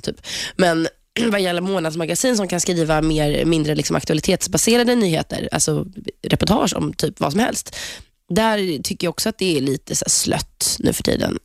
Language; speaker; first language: Swedish; native; Swedish